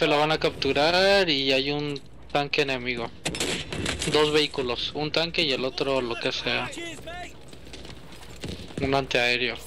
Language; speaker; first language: Spanish; native; Spanish